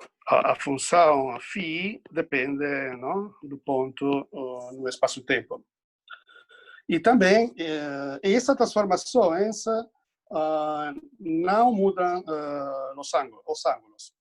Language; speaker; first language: Portuguese; non-native, fluent; Italian